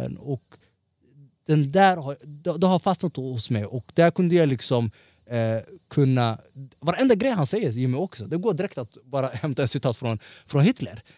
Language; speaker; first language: Swedish; early bilingual, other home language; Somali